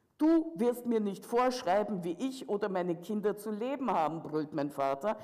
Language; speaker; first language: German; early bilingual, other home language; Russian